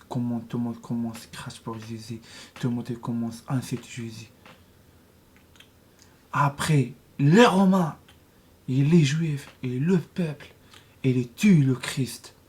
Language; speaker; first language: French; non-native, learner; Arabic